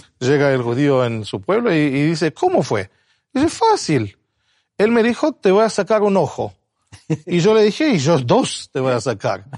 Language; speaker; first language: Spanish; non-native, fluent; Romanian